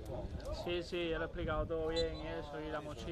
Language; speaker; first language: Spanish; native; Spanish